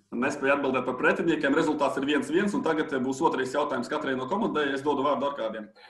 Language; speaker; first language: Latvian; non-native, local second language; Russian